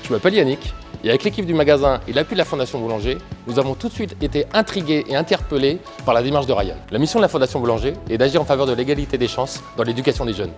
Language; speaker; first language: French; native; French